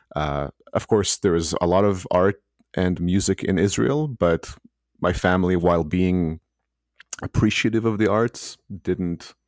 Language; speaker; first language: English; early bilingual, other home language; Hebrew